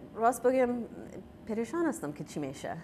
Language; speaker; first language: Persian; early bilingual, heritage; Persian